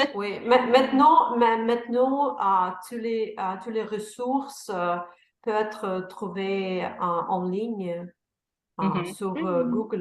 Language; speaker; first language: French; non-native, learner; Russian